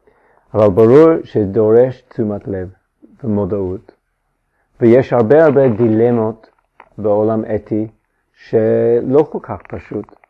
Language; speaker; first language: Hebrew; non-native, fluent; English